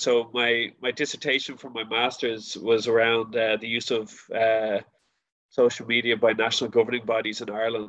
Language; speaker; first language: English; native; English